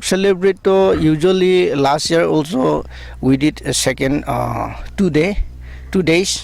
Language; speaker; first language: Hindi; non-native, local second language; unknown